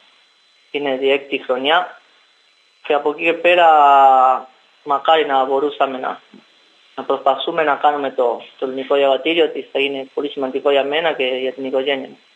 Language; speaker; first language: Greek; non-native, learner; Spanish